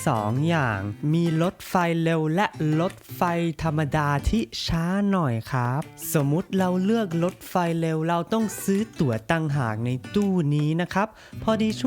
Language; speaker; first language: Thai; non-native, fluent; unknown